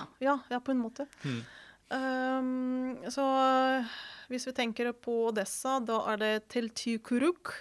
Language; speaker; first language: Norwegian; non-native, fluent; Ukrainian